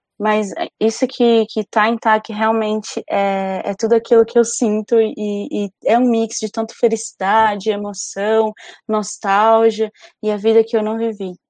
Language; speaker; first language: Portuguese; early bilingual, other home language; Spanish